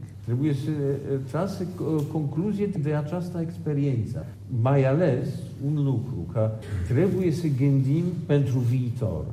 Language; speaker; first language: Romanian; non-native, fluent; Polish